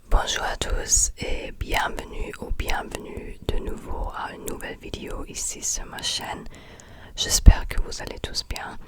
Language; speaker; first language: French; non-native, fluent; German